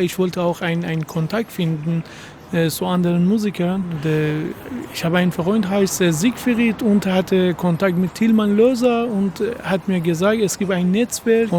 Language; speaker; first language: German; non-native, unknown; Persian